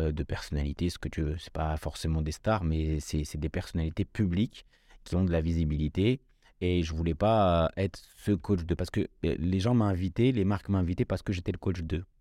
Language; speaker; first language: French; early bilingual, other home language; Kabyle